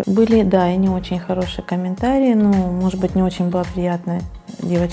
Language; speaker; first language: Russian; native; Russian